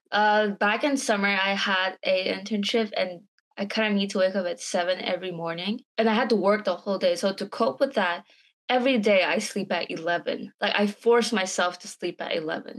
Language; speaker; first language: English; non-native, local second language; Chinese